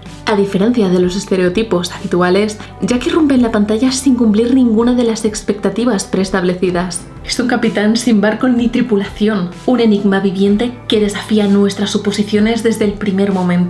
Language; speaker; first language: Spanish; native; Spanish